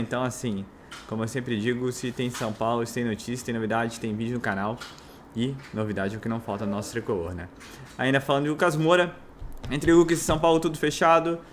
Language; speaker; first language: Portuguese; native; Portuguese